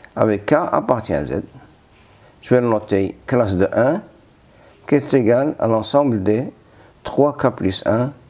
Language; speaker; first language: French; non-native, local second language; Arabic